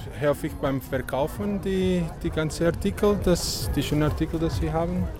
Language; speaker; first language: German; non-native, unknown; Portuguese